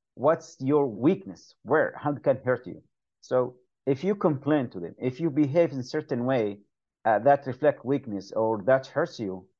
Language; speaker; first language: English; non-native, fluent; Arabic